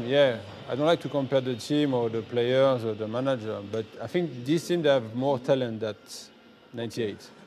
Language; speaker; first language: English; non-native, fluent; French